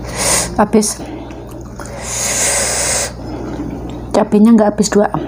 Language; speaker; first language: Indonesian; non-native, local second language; Javanese